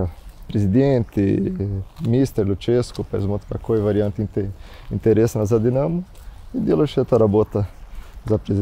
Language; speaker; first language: Russian; non-native, learner; Portuguese